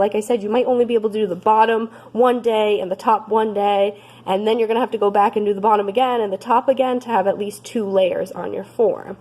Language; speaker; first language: English; native; English